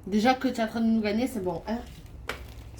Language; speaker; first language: French; native; French